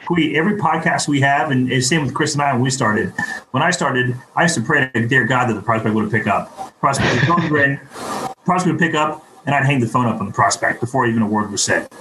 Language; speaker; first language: English; native; English